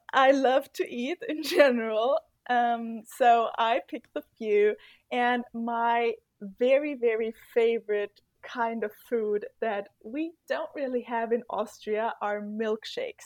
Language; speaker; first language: English; non-native, fluent; German